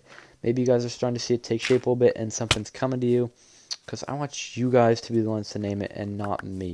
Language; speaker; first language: English; native; English